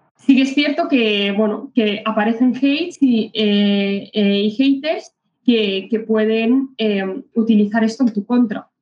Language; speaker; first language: Spanish; early bilingual, other home language; Arabic